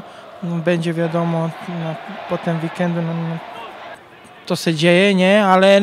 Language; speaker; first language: Polish; non-native, learner; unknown